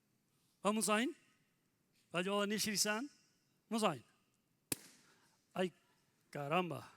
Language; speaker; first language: German; non-native, learner; Plautdietsch